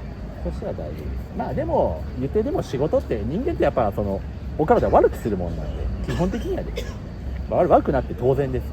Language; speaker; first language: Japanese; native; Japanese